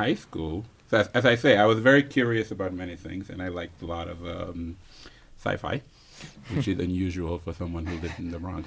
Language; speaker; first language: English; non-native, fluent; Wolof